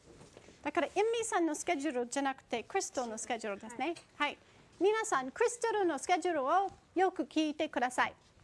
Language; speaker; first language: Japanese; non-native, fluent; English